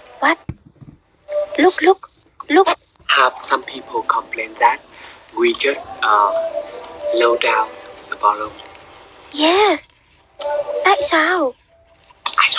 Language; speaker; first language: English; non-native, learner; Vietnamese